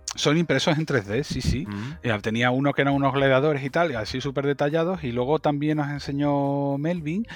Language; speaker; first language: Spanish; native; Spanish